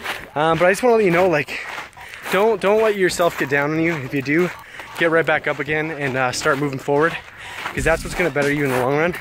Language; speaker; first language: English; native; English